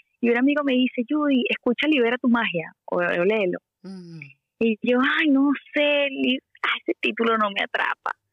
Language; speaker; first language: Spanish; native; Spanish